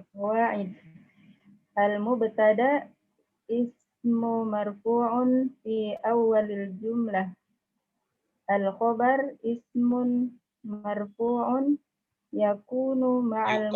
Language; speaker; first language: Arabic; non-native, learner; Indonesian